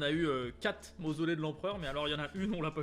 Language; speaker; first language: French; native; French